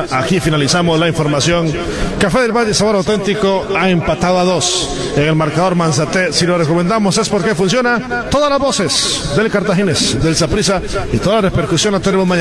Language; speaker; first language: Spanish; native; Spanish